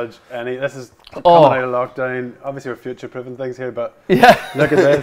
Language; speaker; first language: English; native; English